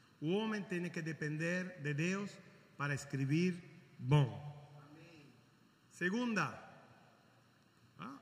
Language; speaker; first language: Portuguese; non-native, learner; Italian